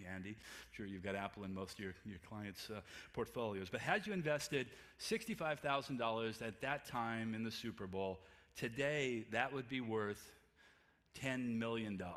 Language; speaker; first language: English; native; English